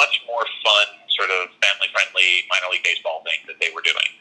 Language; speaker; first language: English; native; English